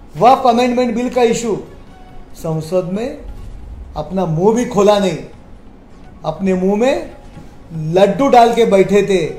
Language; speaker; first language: Hindi; non-native, local second language; Marathi